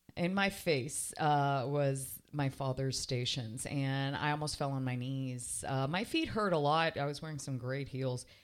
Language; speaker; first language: English; native; English